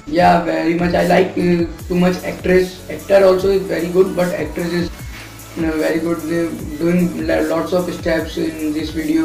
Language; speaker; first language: English; non-native, learner; Hindi